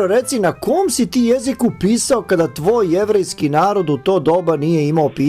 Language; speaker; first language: Bosnian; native; Bosnian